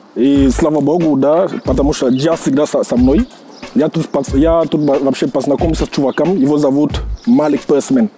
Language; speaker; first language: Russian; non-native, fluent; Jamaican Creole English